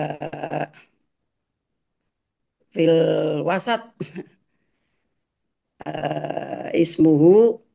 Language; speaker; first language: Arabic; non-native, fluent; Indonesian